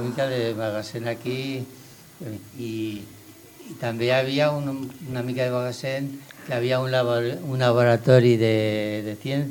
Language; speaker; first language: Catalan; non-native, local second language; Spanish